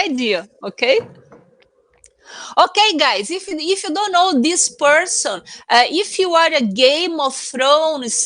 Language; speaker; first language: English; non-native, fluent; Portuguese